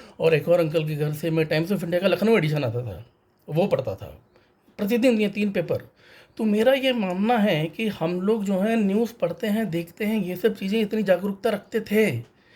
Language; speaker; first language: Hindi; non-native, local second language; Tamil